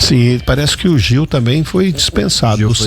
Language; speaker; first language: Portuguese; native; Portuguese